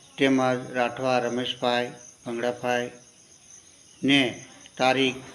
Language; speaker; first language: Gujarati; native; Gujarati